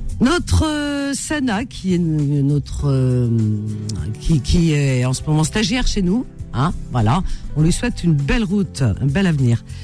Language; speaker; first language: French; native; French